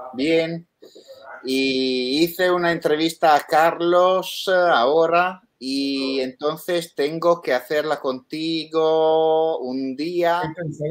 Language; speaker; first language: Spanish; non-native, fluent; Italian